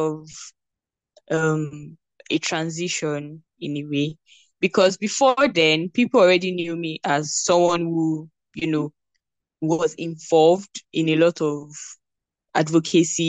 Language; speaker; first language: English; non-native, local second language; Yoruba